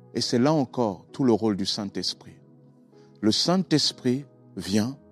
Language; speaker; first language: French; native; French